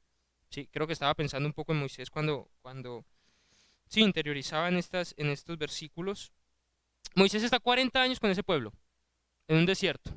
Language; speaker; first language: Spanish; native; Spanish